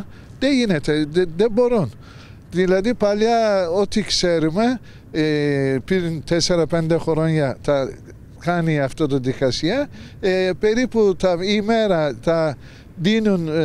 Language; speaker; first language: Greek; non-native, learner; Turkish